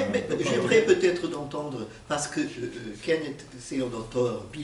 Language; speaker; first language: French; non-native, fluent; Portuguese